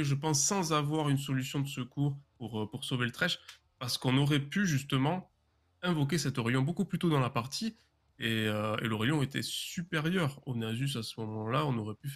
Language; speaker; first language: French; native; French